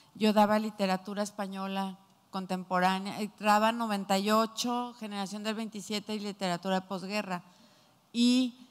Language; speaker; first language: Spanish; native; Spanish